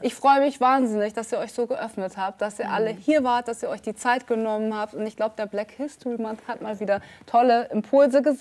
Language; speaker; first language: German; native; German